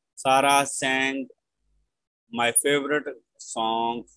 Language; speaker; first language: English; non-native, local second language; Urdu